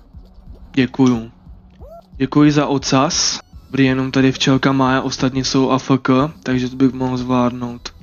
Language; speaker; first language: Czech; native; Czech